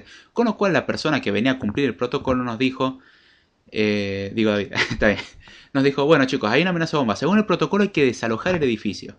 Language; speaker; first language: Spanish; native; Spanish